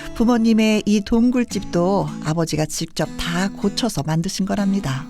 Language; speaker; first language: Korean; native; Korean